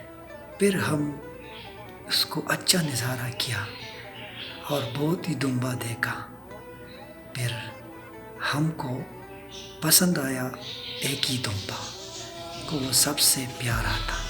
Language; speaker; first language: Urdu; non-native, local second language; Pashto